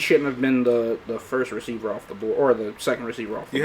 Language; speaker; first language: English; native; English